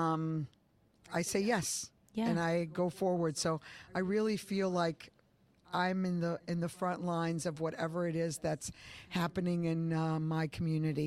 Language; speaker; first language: English; early bilingual, other home language; Spanish